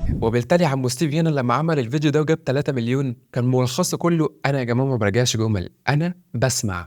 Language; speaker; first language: Arabic; native; Arabic